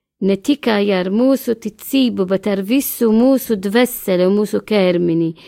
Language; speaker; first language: Latvian; non-native, learner; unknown